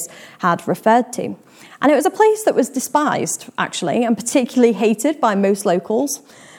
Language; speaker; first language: English; native; English